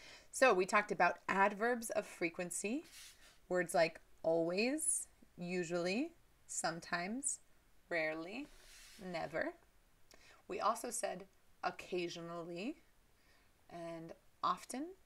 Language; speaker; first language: English; native; English